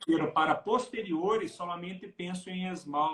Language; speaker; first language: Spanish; non-native, learner; Portuguese